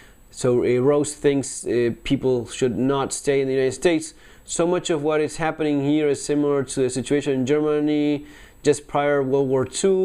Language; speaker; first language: English; non-native, fluent; Spanish